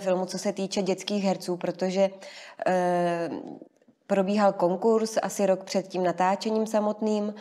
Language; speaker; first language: Czech; native; Czech